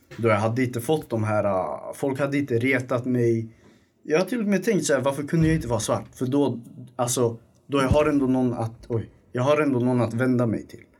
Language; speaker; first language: Swedish; early bilingual, other home language; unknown